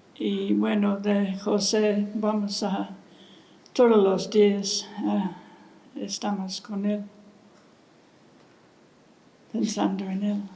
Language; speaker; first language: Spanish; non-native, fluent; English